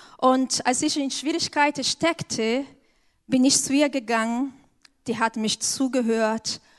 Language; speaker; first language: German; non-native, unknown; Portuguese